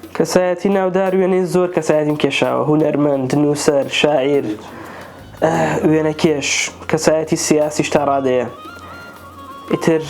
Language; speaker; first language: Central Kurdish; native; Central Kurdish